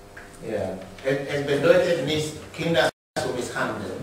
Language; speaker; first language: German; non-native, learner; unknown